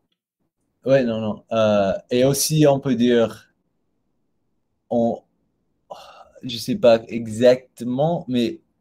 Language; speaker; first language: French; non-native, learner; English